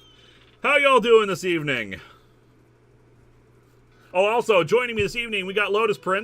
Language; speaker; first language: English; native; English